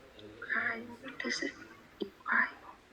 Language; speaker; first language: English; non-native, learner; Vietnamese